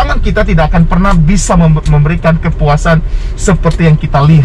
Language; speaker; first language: Indonesian; native; Indonesian